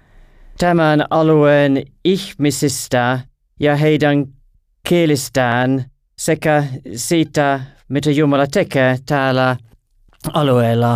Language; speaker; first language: Finnish; non-native, learner; English